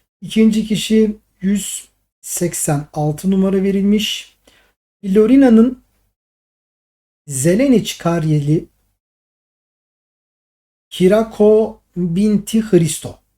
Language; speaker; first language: Turkish; native; Turkish